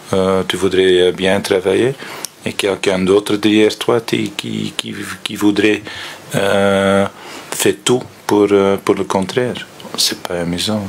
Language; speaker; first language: French; non-native, fluent; Dutch